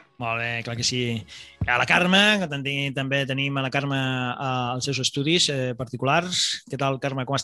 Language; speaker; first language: Catalan; native; Catalan